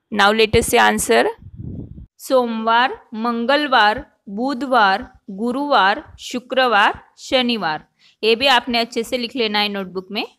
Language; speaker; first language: Hindi; non-native, local second language; Marathi